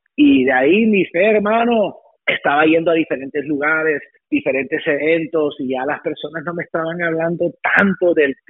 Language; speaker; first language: Spanish; early bilingual, heritage; Spanish